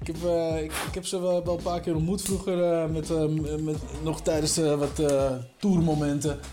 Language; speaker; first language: Dutch; native; Dutch